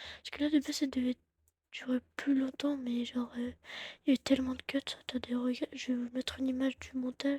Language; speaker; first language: French; native; French